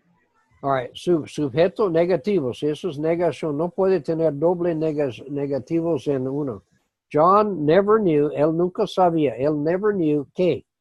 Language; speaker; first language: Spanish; non-native, fluent; English